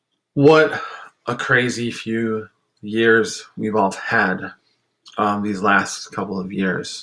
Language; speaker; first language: English; native; English